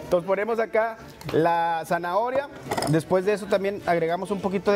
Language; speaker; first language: Spanish; native; Spanish